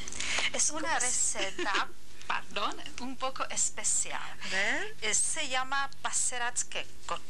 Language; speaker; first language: Spanish; non-native, learner; Czech